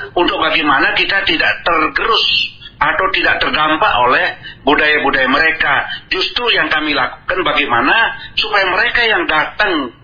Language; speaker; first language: Indonesian; non-native, local second language; Sasak